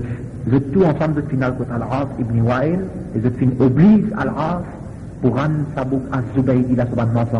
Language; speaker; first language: French; non-native, local second language; Morisyen